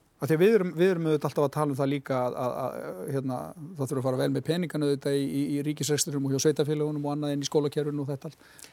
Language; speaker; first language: Icelandic; native; Icelandic